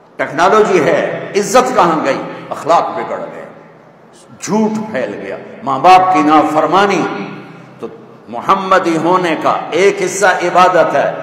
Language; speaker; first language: Urdu; non-native, local second language; Punjabi